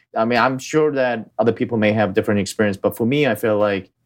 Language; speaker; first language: English; early bilingual, other home language; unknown